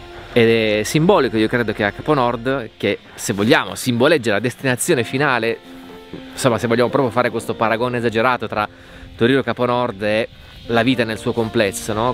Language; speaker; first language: Italian; native; Italian